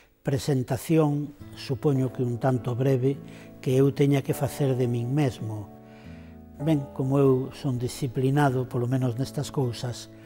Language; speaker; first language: Galician; non-native, local second language; Spanish